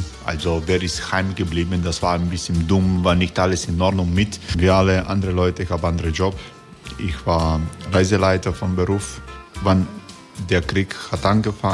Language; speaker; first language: German; non-native, learner; Croatian